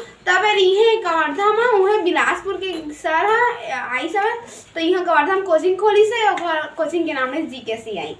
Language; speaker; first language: Hindi; non-native, local second language; Chhattisgarhi